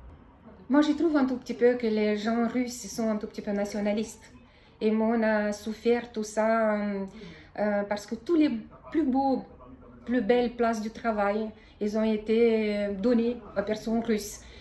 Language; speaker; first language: French; non-native, fluent; Romanian